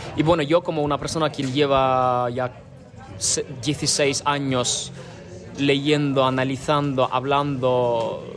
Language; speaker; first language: Spanish; non-native, fluent; Ukrainian